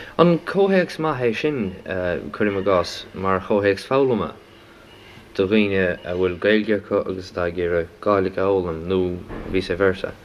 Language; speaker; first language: Irish; native; Irish